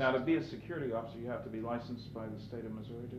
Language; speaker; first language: English; native; English